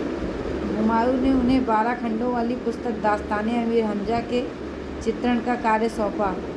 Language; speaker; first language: Hindi; native; Hindi